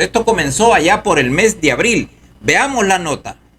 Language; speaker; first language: Spanish; native; Spanish